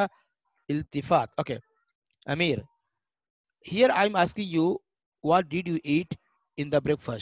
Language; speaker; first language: English; non-native, fluent; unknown